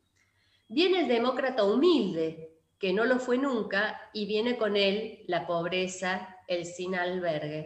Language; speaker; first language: Spanish; native; Spanish